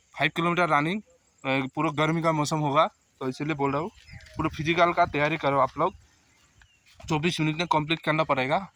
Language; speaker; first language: Hindi; non-native, local second language; Bangla